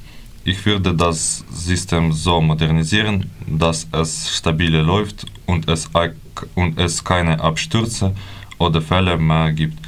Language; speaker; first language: German; non-native, learner; Ukrainian